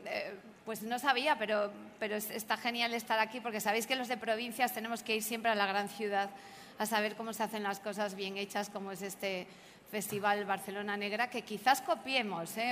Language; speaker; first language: Spanish; native; Spanish